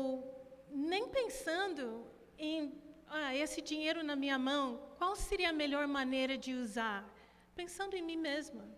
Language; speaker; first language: Portuguese; non-native, fluent; English